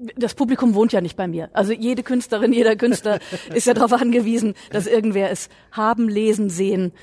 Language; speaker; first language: German; native; German